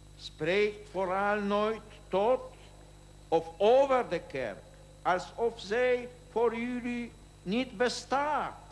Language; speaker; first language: Dutch; non-native, learner; Polish